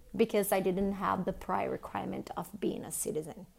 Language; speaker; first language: English; non-native, fluent; Portuguese